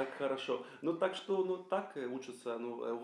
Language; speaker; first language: Russian; non-native, fluent; Greek